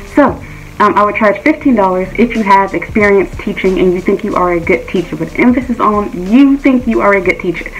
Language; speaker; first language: English; native; English